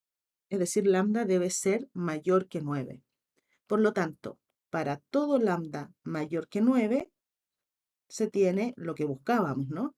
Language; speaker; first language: Spanish; native; Spanish